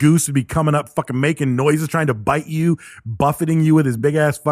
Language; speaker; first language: English; native; English